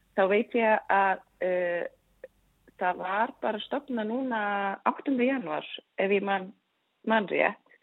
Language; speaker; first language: Icelandic; native; Icelandic